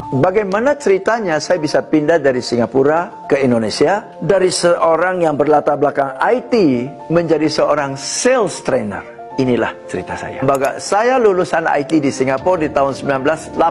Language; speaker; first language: Indonesian; non-native, fluent; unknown